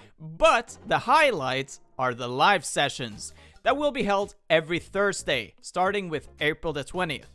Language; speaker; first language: English; non-native, fluent; Swedish